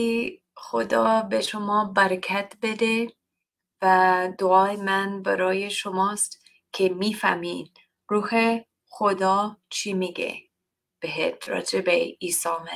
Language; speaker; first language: Persian; non-native, learner; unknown